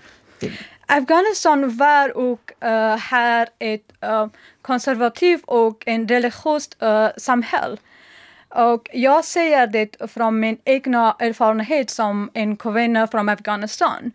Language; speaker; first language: Swedish; non-native, learner; Persian